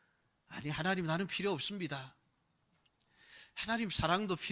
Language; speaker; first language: Korean; native; Korean